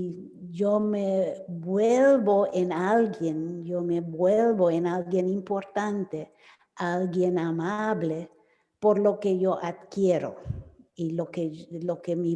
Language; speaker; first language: Spanish; non-native, fluent; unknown